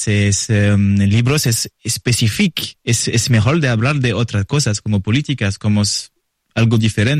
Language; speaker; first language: Spanish; non-native, learner; French